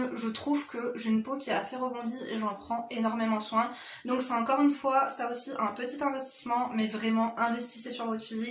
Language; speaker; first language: French; native; French